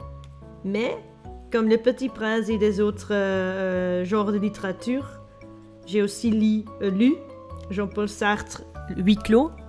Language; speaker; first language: French; non-native, learner; Dutch